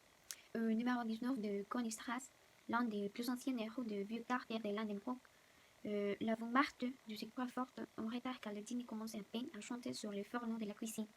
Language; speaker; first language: French; non-native, learner; Spanish